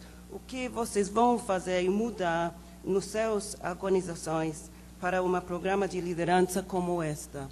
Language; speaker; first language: Portuguese; non-native, learner; English